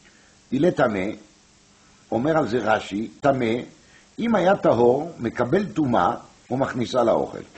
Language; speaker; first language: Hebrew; non-native, fluent; French